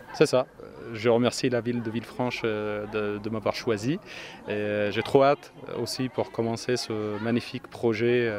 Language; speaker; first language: French; non-native, fluent; Arabic